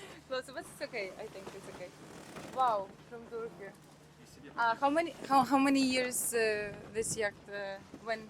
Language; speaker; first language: English; non-native, learner; Ukrainian